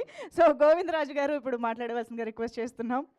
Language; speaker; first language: Telugu; native; Telugu